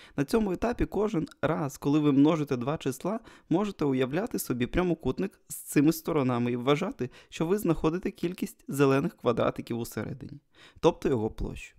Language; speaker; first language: Ukrainian; non-native, local second language; Russian